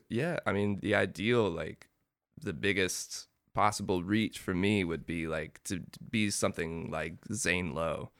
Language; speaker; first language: English; native; English